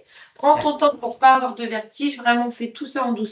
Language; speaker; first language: French; native; French